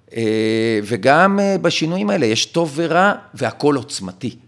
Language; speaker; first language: Hebrew; native; Hebrew